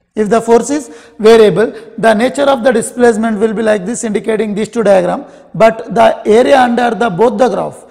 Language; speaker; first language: English; non-native, local second language; Kannada